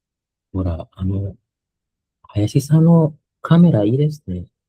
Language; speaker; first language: Japanese; non-native, fluent; Indonesian